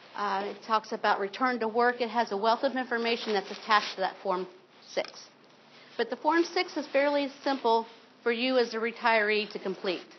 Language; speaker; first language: English; native; English